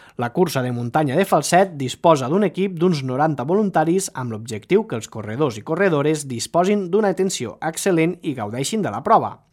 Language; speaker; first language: Catalan; native; Catalan